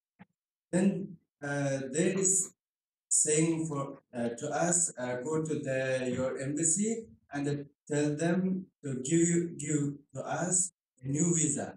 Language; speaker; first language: English; non-native, learner; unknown